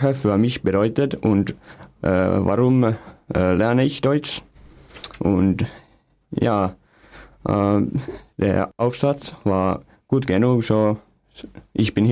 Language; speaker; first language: German; non-native, fluent; Finnish